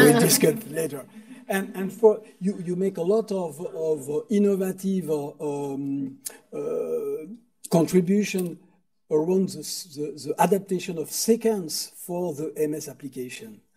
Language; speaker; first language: English; non-native, fluent; French